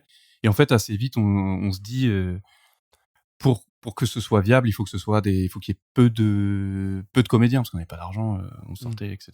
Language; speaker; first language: French; native; French